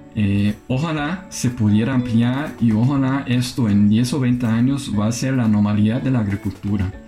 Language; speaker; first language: Spanish; non-native, fluent; German